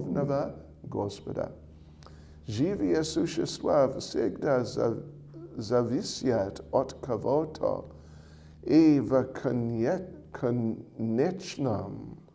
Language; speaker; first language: Russian; non-native, learner; English